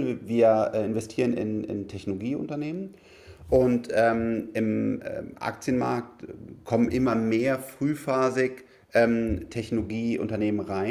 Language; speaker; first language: German; native; German